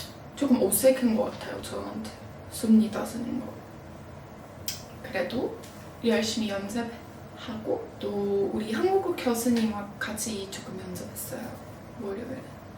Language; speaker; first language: Korean; non-native, fluent; English